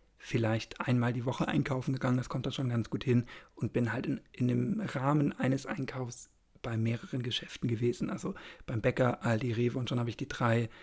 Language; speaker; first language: German; native; German